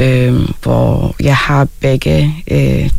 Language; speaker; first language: Danish; early bilingual, other home language; Arabic